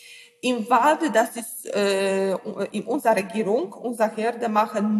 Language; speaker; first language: German; non-native, learner; Polish